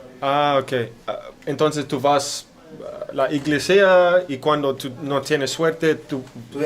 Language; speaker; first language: Spanish; non-native, learner; English